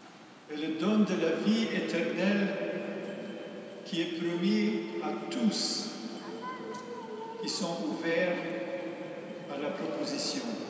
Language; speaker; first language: French; non-native, fluent; English